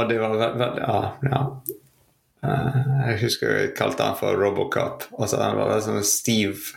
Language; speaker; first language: Norwegian; non-native, fluent; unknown